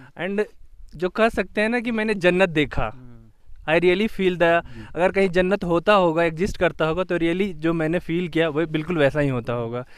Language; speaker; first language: Hindi; native; Hindi